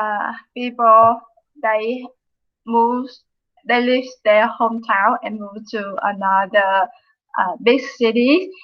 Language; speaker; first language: English; non-native, fluent; Vietnamese